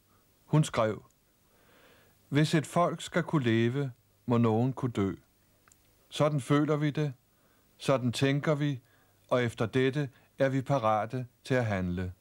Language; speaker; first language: Danish; native; Danish